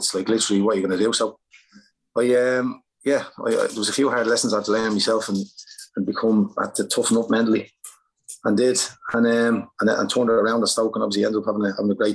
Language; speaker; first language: English; native; English